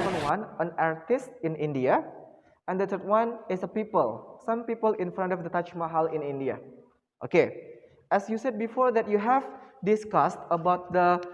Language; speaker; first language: English; non-native, fluent; Indonesian